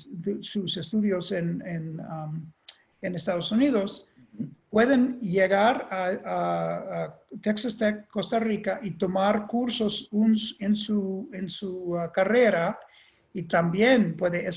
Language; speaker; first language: Spanish; non-native, fluent; English